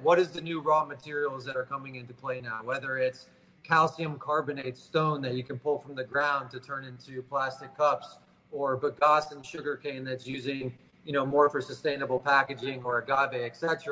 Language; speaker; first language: English; native; English